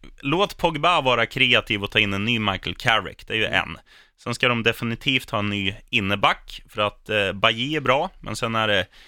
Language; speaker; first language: Swedish; native; Swedish